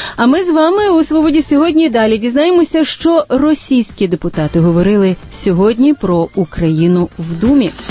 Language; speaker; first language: Ukrainian; native; Ukrainian